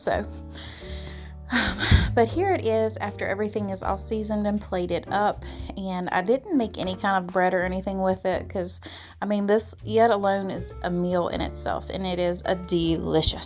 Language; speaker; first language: English; native; English